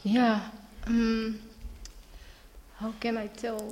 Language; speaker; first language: English; non-native, learner; Dutch